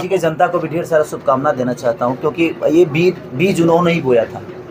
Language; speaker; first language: Hindi; native; Hindi